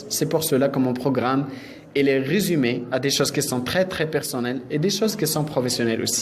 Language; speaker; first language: French; non-native, local second language; Arabic